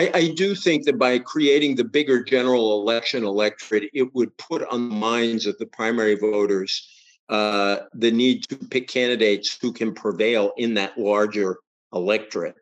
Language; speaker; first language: English; native; English